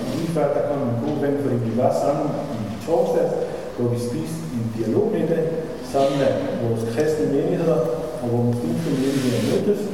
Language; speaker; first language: Danish; non-native, fluent; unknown